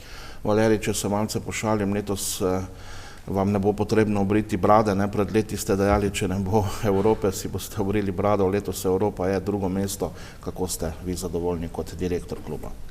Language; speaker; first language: Slovenian; native; Slovenian